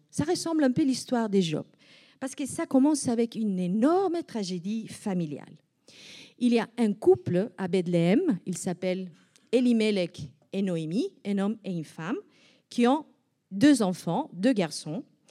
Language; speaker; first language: French; non-native, fluent; Spanish